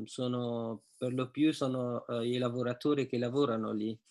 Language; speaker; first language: Italian; non-native, fluent; Persian